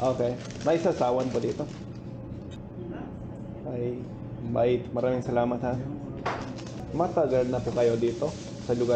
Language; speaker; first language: Filipino; non-native, fluent; English